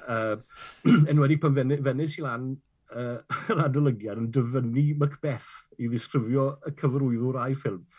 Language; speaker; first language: Welsh; native; Welsh